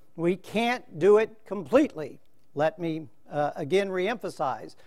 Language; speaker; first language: English; native; English